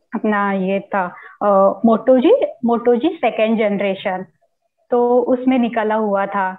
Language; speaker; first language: Hindi; non-native, local second language; Marathi